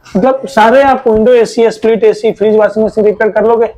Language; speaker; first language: Hindi; native; Hindi